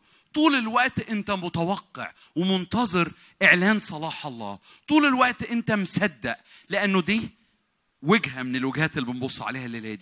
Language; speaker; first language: Arabic; native; Arabic